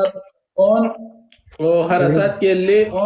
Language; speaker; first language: Russian; non-native, learner; Turkmen